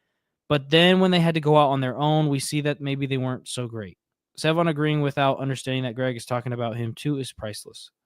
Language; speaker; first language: English; native; English